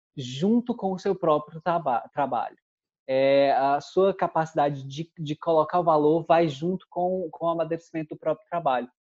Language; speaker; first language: Portuguese; native; Portuguese